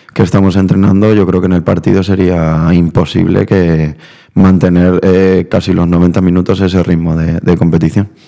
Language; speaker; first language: Spanish; native; Spanish